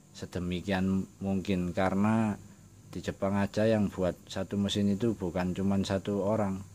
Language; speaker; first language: Indonesian; non-native, local second language; Javanese